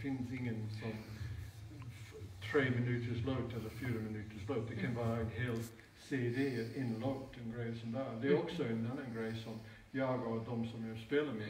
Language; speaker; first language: Swedish; non-native, fluent; English